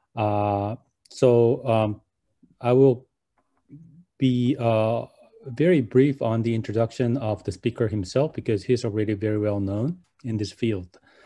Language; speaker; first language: English; non-native, fluent; Korean